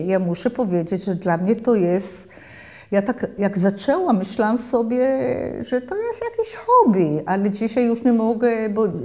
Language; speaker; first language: Polish; early bilingual, heritage; Polish